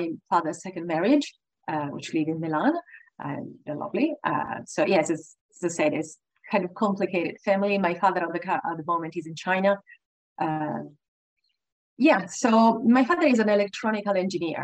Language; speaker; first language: English; non-native, fluent; Italian